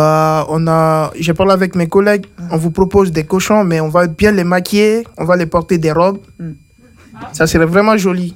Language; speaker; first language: French; native; French